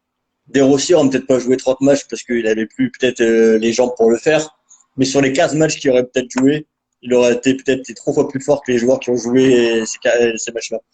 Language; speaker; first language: French; native; French